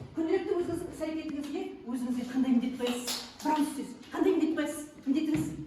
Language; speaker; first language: Kazakh; native; Kazakh